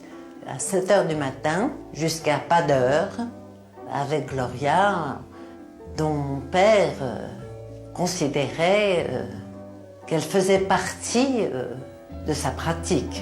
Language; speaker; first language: French; native; French